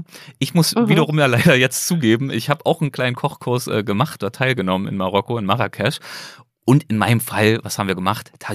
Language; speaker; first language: German; native; German